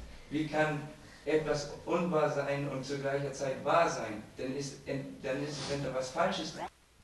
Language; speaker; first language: German; native; German